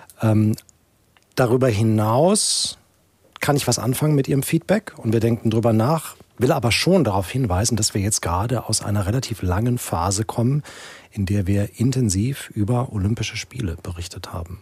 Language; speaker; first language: German; native; German